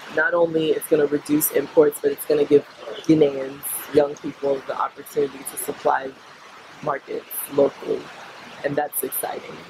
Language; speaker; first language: English; native; English